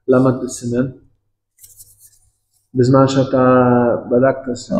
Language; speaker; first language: Hebrew; non-native, fluent; Russian